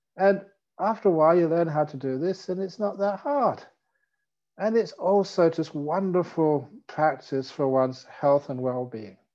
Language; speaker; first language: English; native; English